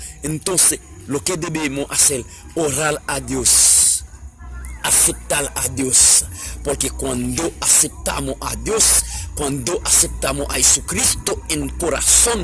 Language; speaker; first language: Spanish; non-native, learner; Haitian Creole